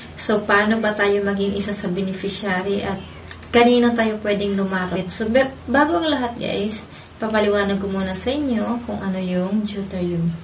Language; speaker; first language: Filipino; non-native, local second language; Cebuano